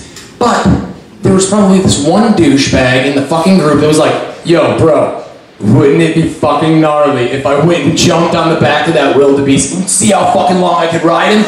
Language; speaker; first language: English; native; English